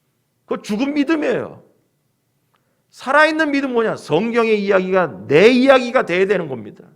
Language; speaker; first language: Korean; native; Korean